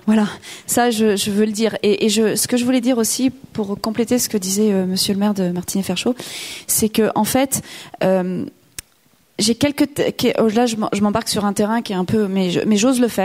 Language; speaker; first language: French; native; French